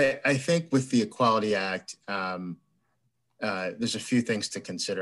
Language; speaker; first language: English; native; English